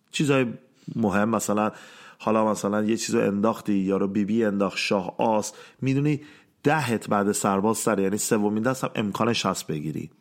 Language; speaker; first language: Persian; early bilingual, heritage; Persian